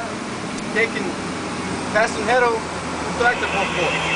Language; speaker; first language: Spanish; non-native, learner; English